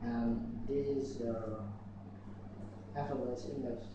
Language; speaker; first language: English; non-native, learner; Vietnamese